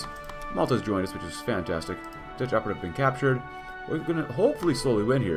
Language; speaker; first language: English; native; English